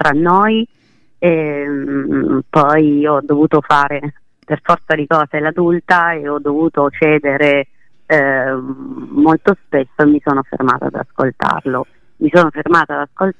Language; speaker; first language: Italian; native; Italian